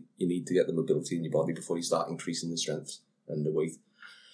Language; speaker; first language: English; native; English